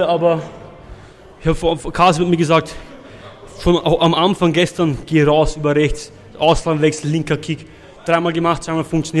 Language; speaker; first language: German; native; German